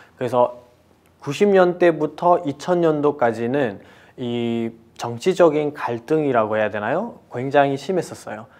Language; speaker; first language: Korean; non-native, fluent; Nepali